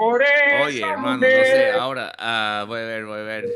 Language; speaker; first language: Spanish; non-native, learner; English